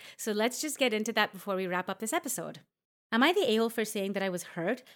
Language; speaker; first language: English; early bilingual, other home language; Hindi